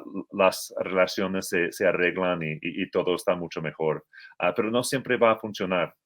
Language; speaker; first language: Spanish; non-native, fluent; English